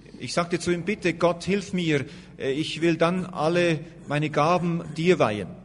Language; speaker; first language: German; native; German